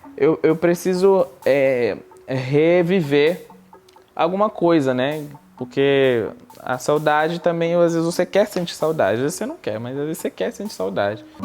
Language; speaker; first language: Portuguese; non-native, local second language; Kabuverdianu